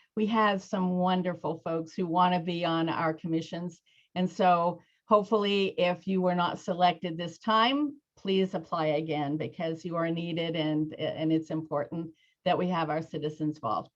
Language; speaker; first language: English; native; English